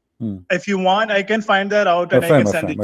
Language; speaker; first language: English; non-native, fluent; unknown